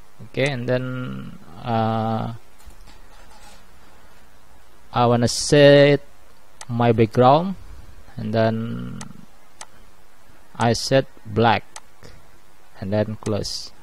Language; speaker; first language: English; non-native, learner; Indonesian